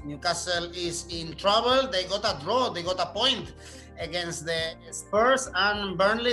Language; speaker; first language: English; non-native, fluent; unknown